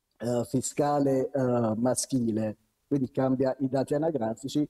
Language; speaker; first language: Italian; native; Italian